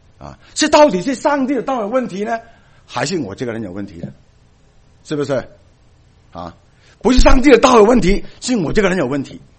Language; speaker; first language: Chinese; non-native, local second language; Cantonese